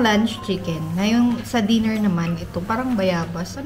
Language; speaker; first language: Filipino; native; Filipino